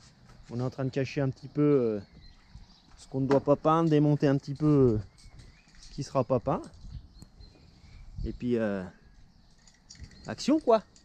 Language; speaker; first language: French; native; French